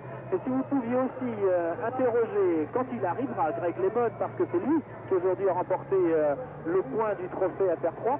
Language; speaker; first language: French; native; French